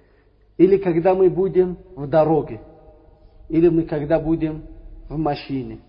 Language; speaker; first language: Russian; non-native, learner; Uzbek